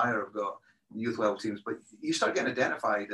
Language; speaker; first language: English; native; English